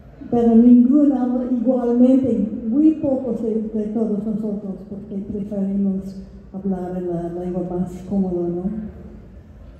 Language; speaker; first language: Spanish; non-native, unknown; English